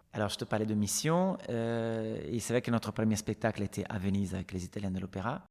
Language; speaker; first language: French; non-native, fluent; Italian